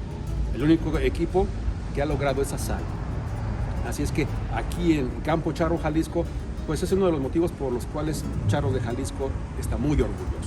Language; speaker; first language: Spanish; native; Spanish